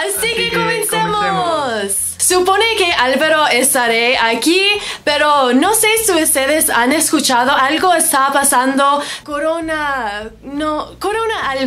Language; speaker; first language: Spanish; non-native, learner; English